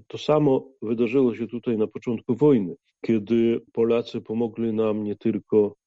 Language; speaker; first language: Polish; non-native, fluent; Ukrainian